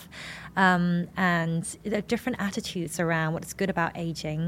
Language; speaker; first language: English; non-native, local second language; Cantonese